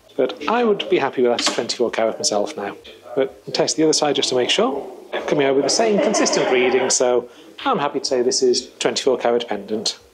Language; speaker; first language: English; native; English